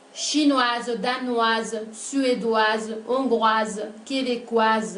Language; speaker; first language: French; non-native, fluent; Spanish